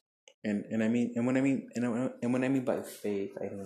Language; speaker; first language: English; native; English